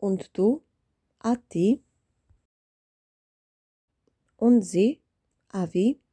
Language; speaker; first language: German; non-native, fluent; Serbian